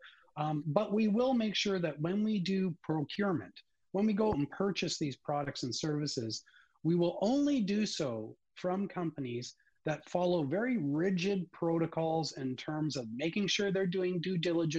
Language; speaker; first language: English; native; English